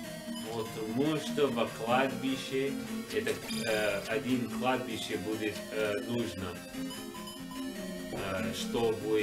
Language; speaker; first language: Russian; non-native, learner; English